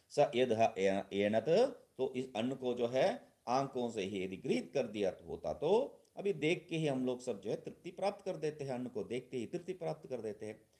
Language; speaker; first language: Hindi; non-native, local second language; Tamil